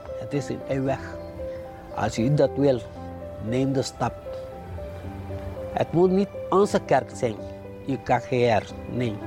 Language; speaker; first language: Dutch; non-native, local second language; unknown